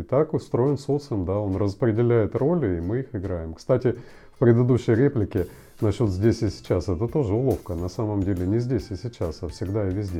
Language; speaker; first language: Russian; native; Russian